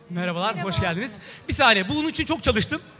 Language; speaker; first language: Turkish; native; Turkish